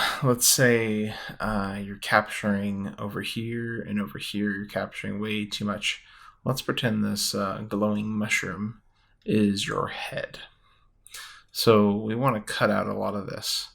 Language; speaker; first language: English; native; English